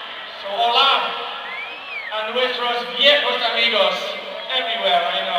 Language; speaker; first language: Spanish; non-native, learner; English